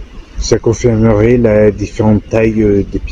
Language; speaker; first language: French; native; French